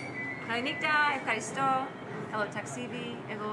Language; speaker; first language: Greek; non-native, learner; English